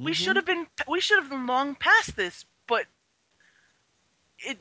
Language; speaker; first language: English; early bilingual, other home language; Chinese